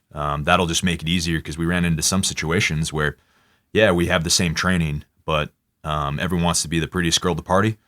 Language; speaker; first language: English; native; English